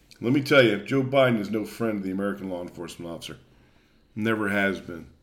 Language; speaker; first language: English; native; English